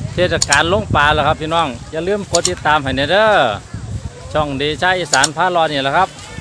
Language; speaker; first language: Thai; native; Thai